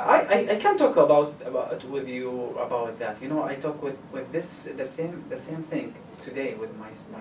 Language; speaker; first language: English; non-native, learner; Arabic